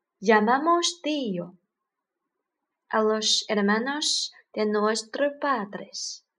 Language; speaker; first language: Spanish; non-native, learner; Chinese